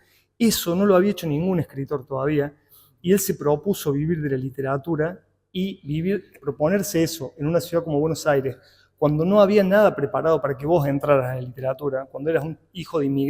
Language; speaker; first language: Spanish; native; Spanish